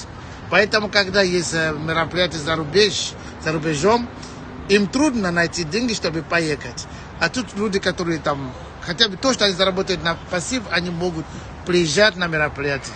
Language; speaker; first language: Russian; non-native, fluent; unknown